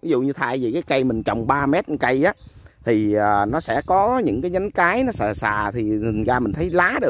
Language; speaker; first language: Vietnamese; native; Vietnamese